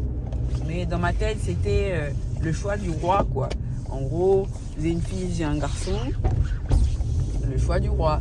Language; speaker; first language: French; native; French